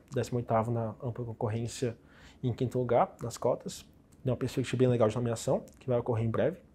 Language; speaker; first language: Portuguese; native; Portuguese